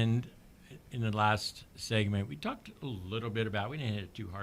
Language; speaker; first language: English; native; English